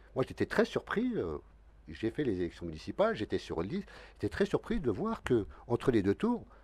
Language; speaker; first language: French; native; French